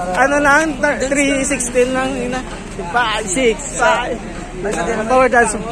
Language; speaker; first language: Filipino; non-native, local second language; Hiligaynon